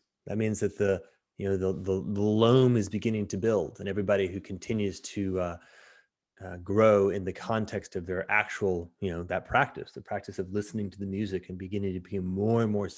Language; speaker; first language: English; native; English